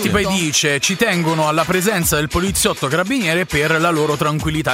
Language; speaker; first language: Italian; native; Italian